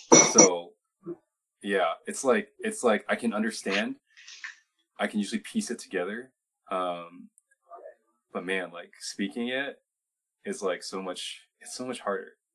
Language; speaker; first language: English; early bilingual, other home language; Chinese